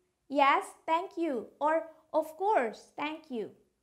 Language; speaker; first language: English; non-native, fluent; Indonesian